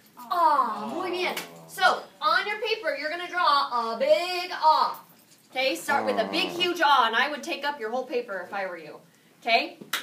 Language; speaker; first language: English; native; English